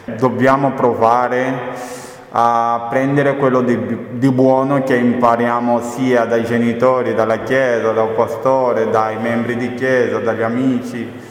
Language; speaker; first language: Italian; non-native, fluent; Portuguese